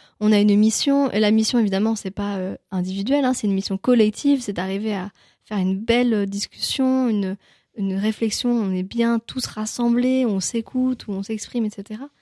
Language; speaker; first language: French; native; French